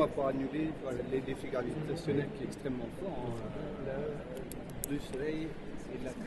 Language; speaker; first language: French; native; French